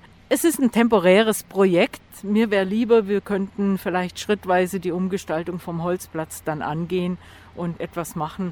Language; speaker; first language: German; native; German